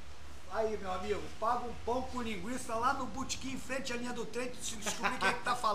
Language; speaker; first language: Portuguese; native; Portuguese